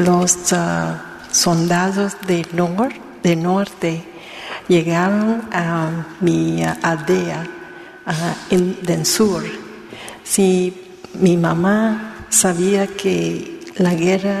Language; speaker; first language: Spanish; non-native, learner; Vietnamese